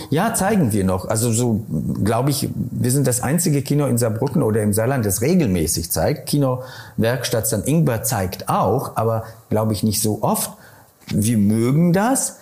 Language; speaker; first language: German; non-native, fluent; Polish